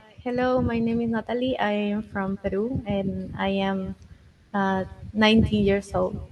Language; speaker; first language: English; non-native, fluent; Spanish